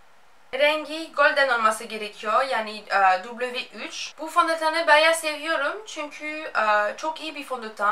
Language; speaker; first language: Turkish; non-native, fluent; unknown